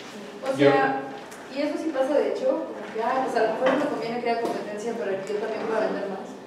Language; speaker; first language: Spanish; native; Spanish